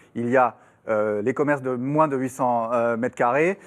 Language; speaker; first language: French; non-native, fluent; German